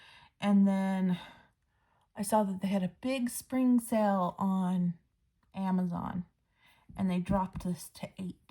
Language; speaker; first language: English; native; English